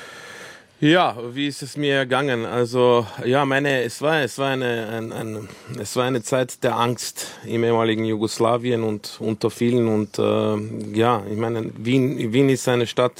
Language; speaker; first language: German; early bilingual, other home language; Croatian